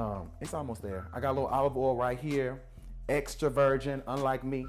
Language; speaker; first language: English; native; English